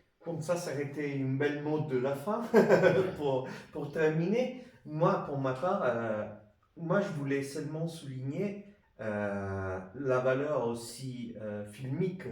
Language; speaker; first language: French; non-native, fluent; Italian